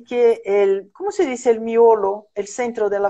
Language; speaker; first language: Spanish; non-native, fluent; Portuguese